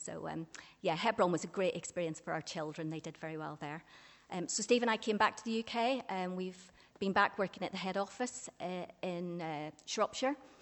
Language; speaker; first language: English; native; English